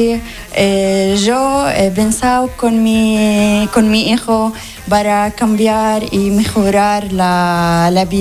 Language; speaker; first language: Spanish; non-native, learner; Arabic